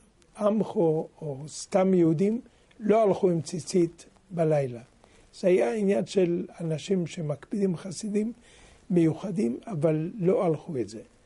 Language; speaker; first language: Hebrew; non-native, fluent; French